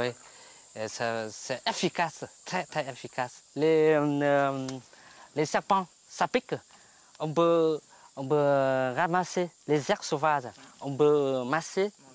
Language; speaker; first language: French; non-native, fluent; Vietnamese